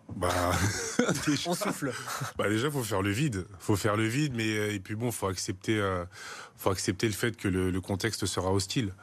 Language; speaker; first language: French; native; French